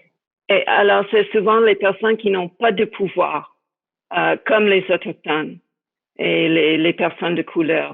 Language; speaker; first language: French; non-native, fluent; English